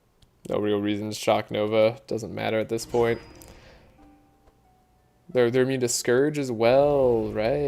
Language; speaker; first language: English; native; English